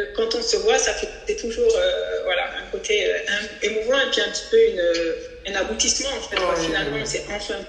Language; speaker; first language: French; native; French